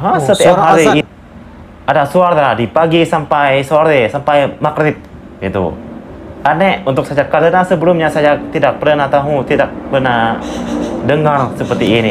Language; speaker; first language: Indonesian; non-native, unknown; Lao